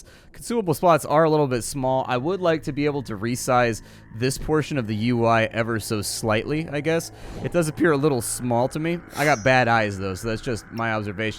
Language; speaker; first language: English; native; English